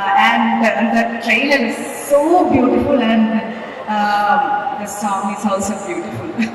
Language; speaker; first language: English; non-native, local second language; Malayalam